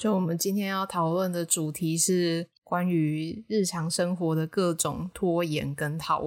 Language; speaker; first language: Chinese; native; Chinese